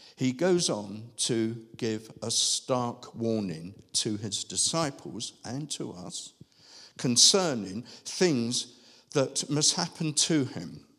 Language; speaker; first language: English; native; English